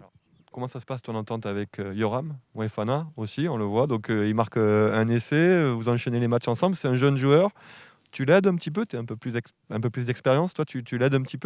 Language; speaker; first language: French; native; French